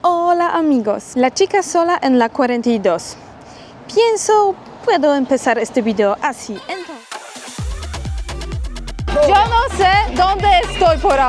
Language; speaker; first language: Spanish; non-native, fluent; Polish